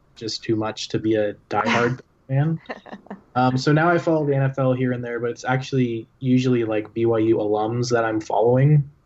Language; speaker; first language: English; native; English